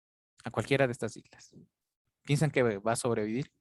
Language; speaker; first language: Spanish; native; Spanish